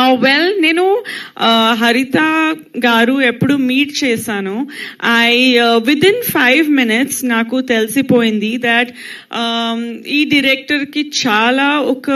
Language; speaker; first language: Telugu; non-native, local second language; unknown